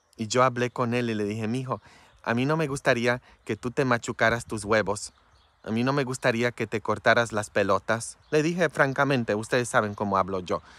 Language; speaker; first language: Spanish; non-native, fluent; Polish